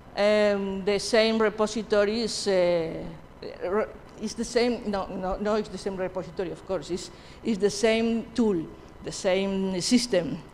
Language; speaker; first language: English; non-native, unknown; Spanish